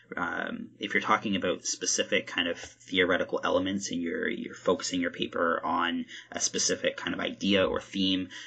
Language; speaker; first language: English; native; English